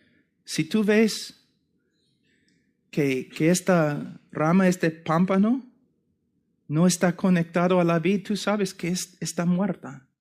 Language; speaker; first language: Spanish; non-native, fluent; English